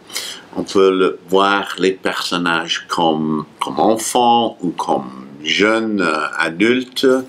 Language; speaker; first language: French; non-native, fluent; English